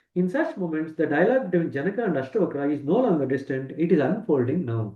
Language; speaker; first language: English; non-native, local second language; Kannada